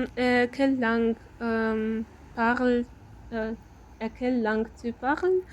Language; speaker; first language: French; non-native, learner; Ukrainian